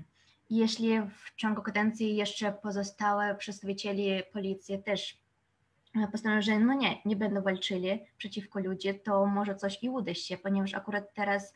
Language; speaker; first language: Polish; non-native, fluent; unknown